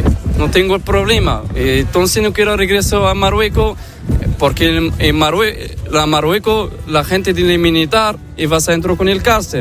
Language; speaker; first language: Spanish; non-native, learner; Arabic